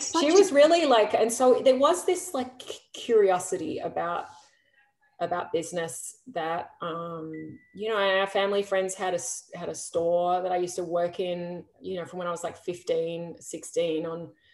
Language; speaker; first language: English; native; English